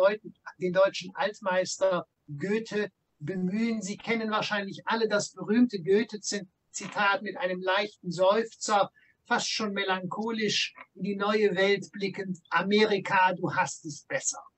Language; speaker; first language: German; native; German